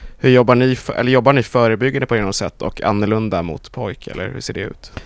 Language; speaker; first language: Swedish; native; Swedish